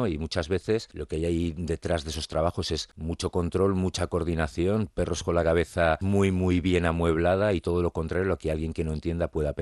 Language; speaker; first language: Spanish; native; Spanish